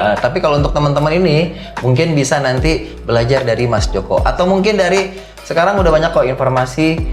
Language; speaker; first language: Indonesian; native; Indonesian